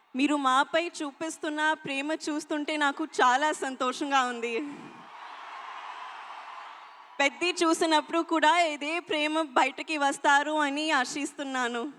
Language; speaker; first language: Telugu; non-native, learner; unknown